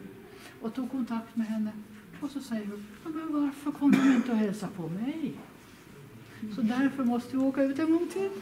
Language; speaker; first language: Swedish; native; Swedish